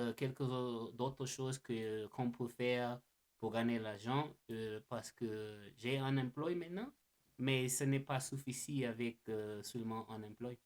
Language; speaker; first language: French; non-native, learner; English